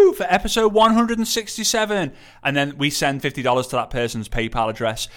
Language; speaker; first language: English; native; English